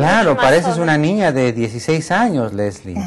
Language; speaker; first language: Spanish; native; Spanish